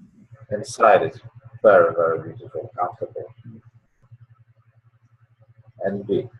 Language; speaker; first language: English; non-native, learner; Polish